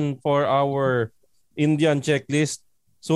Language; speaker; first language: English; non-native, local second language; Filipino